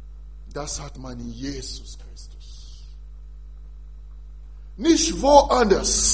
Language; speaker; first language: German; non-native, fluent; French